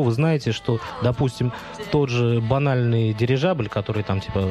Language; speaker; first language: Russian; native; Russian